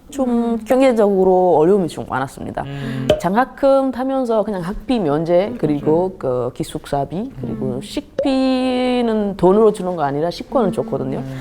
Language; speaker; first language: Korean; non-native, fluent; Swahili